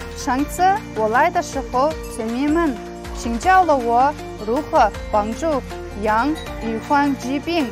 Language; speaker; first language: Chinese; non-native, fluent; Kazakh